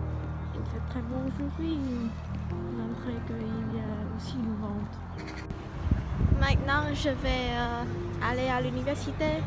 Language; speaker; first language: French; non-native, learner; Vietnamese